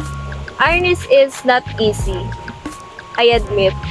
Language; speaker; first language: English; non-native, local second language; Filipino